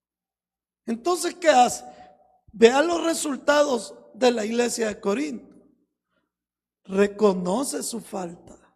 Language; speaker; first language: Spanish; native; Spanish